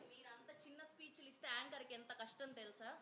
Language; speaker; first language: Telugu; native; Telugu